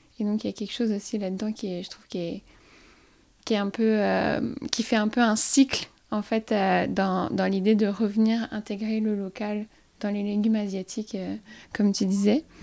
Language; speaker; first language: French; native; French